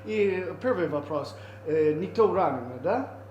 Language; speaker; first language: Russian; non-native, learner; English